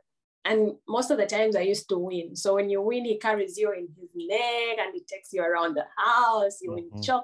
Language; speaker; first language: English; non-native, local second language; Ganda